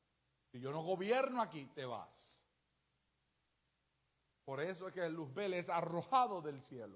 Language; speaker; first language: Spanish; native; Spanish